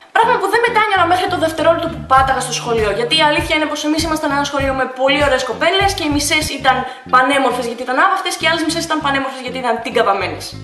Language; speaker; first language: Greek; early bilingual, other home language; Russian